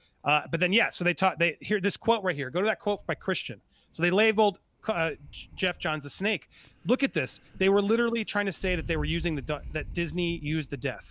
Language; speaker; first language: English; native; English